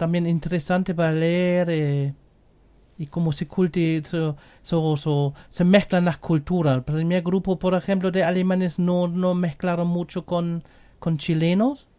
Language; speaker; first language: Spanish; non-native, fluent; German